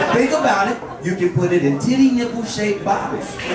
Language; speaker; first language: English; native; English